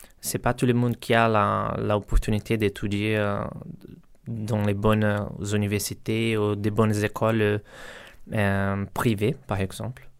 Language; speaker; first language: French; non-native, learner; Portuguese